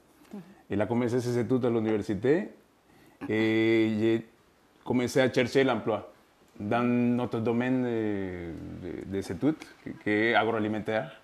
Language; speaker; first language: French; non-native, fluent; Spanish